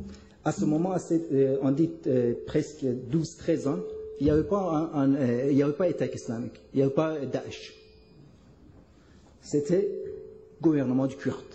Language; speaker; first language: French; non-native, learner; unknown